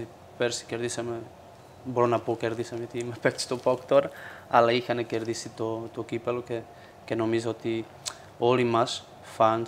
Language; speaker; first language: Greek; non-native, fluent; Portuguese